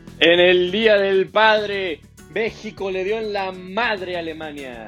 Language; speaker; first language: Spanish; native; Spanish